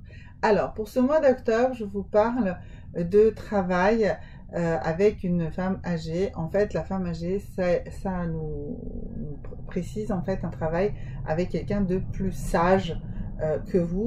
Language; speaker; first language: French; native; French